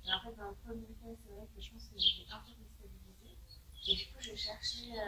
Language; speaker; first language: French; native; French